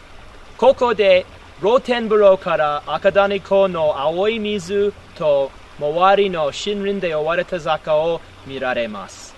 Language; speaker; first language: Japanese; non-native, learner; English